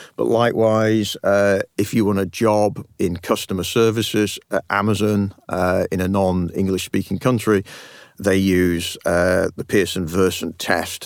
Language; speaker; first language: English; native; English